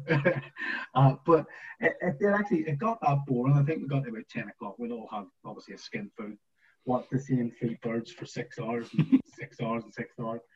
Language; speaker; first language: English; native; English